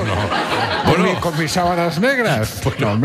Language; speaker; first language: Spanish; native; Spanish